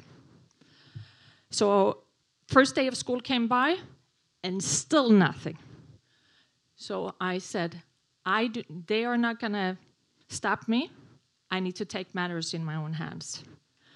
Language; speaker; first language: English; non-native, fluent; Swedish